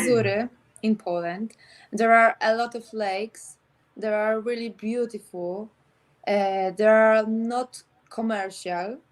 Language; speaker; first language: English; non-native, learner; Polish